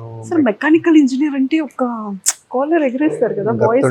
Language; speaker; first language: Telugu; native; Telugu